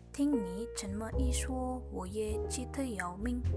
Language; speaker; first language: Chinese; non-native, learner; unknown